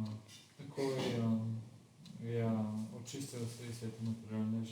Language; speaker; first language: Russian; non-native, learner; Bulgarian